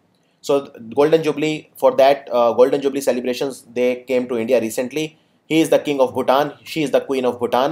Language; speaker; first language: English; non-native, local second language; Hindi